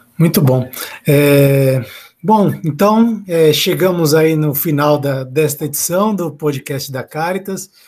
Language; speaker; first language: Portuguese; native; Portuguese